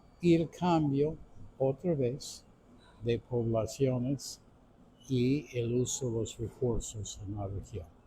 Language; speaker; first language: Spanish; non-native, fluent; English